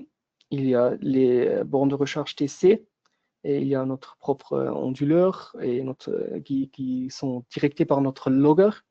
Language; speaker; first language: French; non-native, local second language; German